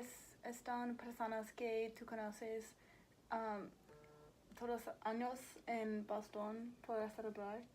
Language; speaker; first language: Spanish; non-native, learner; English